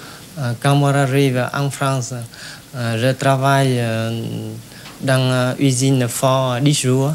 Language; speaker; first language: French; non-native, learner; Vietnamese